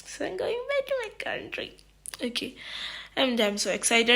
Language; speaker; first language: English; non-native, local second language; Malayalam